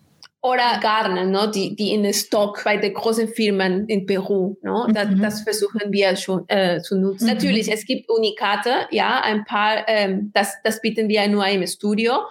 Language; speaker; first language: German; non-native, fluent; Spanish